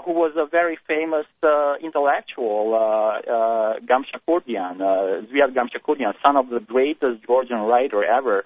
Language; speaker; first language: English; native; English